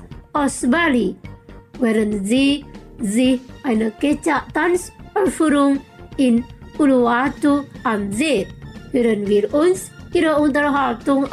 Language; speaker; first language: German; non-native, fluent; Indonesian